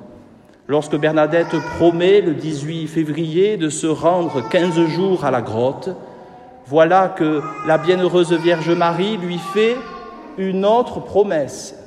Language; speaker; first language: French; native; French